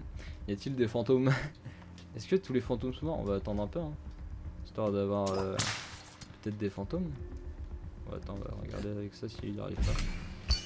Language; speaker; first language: French; native; French